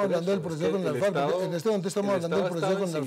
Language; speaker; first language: Spanish; native; Spanish